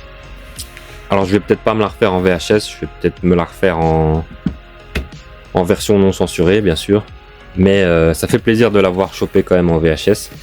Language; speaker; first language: French; native; French